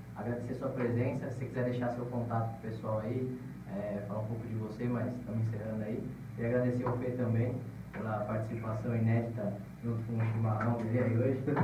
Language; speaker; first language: Portuguese; native; Portuguese